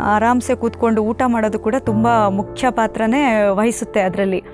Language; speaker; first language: Kannada; native; Kannada